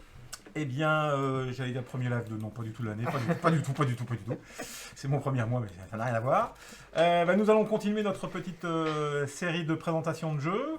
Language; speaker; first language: French; native; French